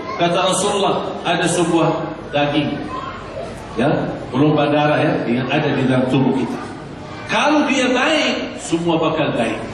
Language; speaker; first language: Malay; non-native, fluent; Arabic